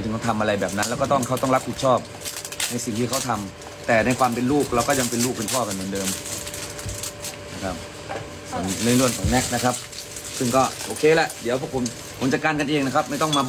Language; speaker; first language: Thai; native; Thai